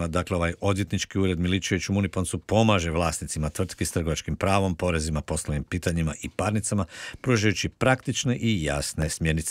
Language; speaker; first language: Croatian; native; Croatian